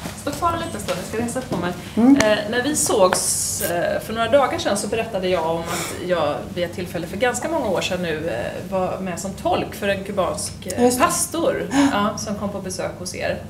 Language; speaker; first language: Swedish; native; Swedish